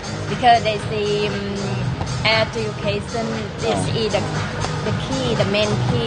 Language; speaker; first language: English; non-native, learner; Vietnamese